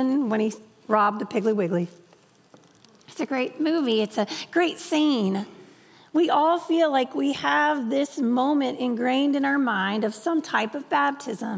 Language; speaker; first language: English; native; English